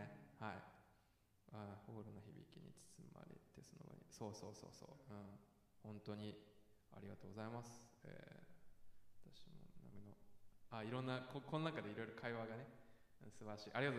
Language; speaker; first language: Japanese; native; Japanese